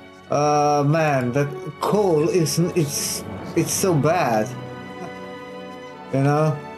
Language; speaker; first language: English; non-native, fluent; Romanian